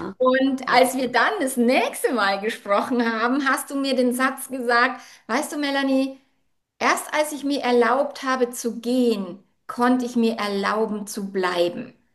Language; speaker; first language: German; native; German